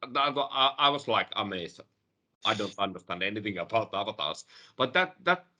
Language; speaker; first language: English; non-native, fluent; Finnish